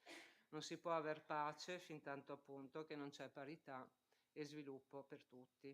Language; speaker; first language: Italian; native; Italian